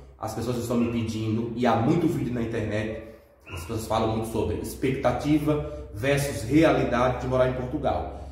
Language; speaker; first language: Portuguese; native; Portuguese